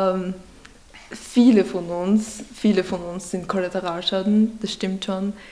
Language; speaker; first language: German; early bilingual, other home language; Persian